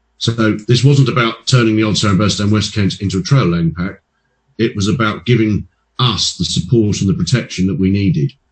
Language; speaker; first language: English; native; English